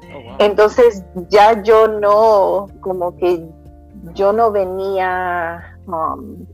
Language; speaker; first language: Spanish; early bilingual, heritage; Spanish